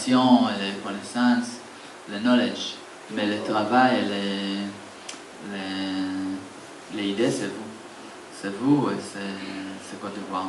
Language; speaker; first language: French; non-native, learner; Hebrew